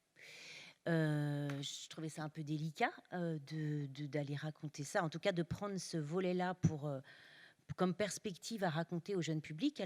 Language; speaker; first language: French; native; French